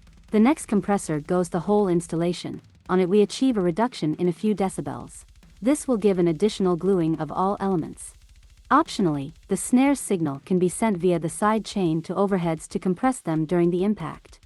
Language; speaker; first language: English; non-native, fluent; Russian